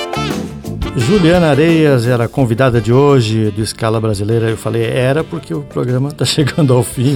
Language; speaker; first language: Portuguese; native; Portuguese